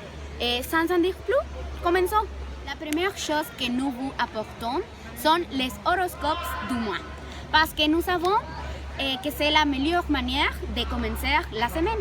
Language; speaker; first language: French; non-native, learner; Spanish